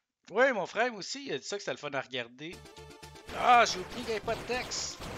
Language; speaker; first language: French; native; French